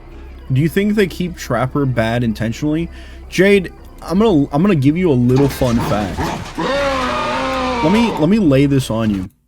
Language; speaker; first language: English; native; English